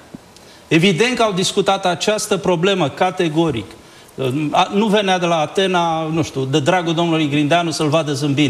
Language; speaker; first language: Romanian; native; Romanian